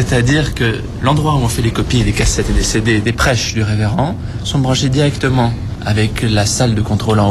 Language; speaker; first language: French; native; French